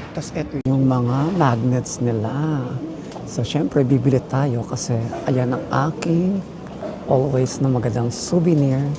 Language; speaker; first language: Filipino; native; Filipino